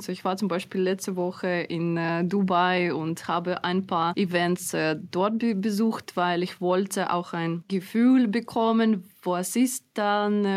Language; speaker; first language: German; non-native, fluent; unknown